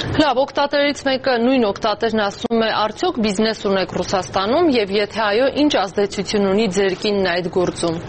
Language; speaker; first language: Armenian; native; Armenian